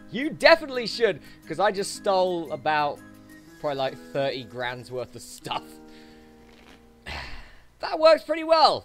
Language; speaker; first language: English; native; English